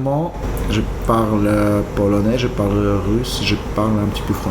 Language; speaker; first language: French; non-native, fluent; Russian